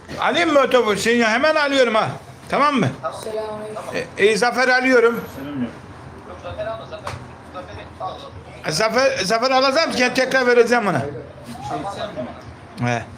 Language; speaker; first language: Turkish; native; Turkish